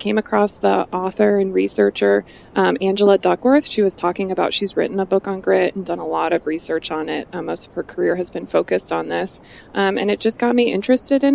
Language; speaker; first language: English; native; English